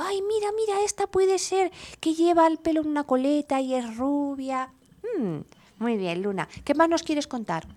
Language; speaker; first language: Spanish; native; Spanish